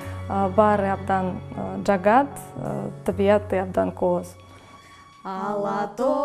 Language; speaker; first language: Kyrgyz; non-native, learner; Russian